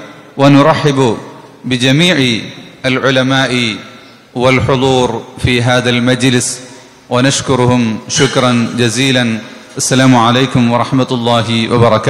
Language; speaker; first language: Arabic; non-native, fluent; Malayalam